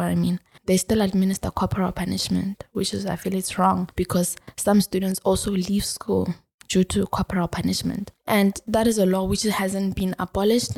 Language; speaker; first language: English; non-native, local second language; Tswana